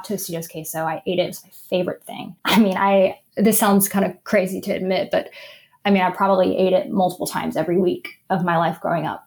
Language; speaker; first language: English; native; English